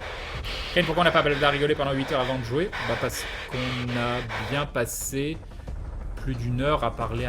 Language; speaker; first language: French; native; French